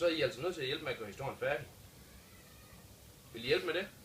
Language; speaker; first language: Danish; native; Danish